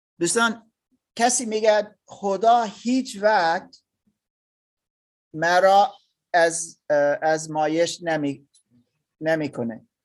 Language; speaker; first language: Persian; non-native, learner; English